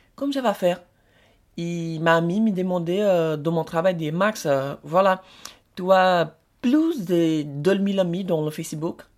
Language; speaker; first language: French; non-native, learner; Portuguese